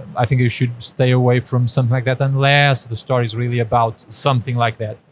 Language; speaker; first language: English; non-native, fluent; Portuguese